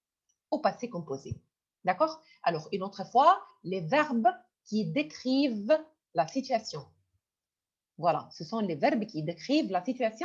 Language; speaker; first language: French; non-native, fluent; Arabic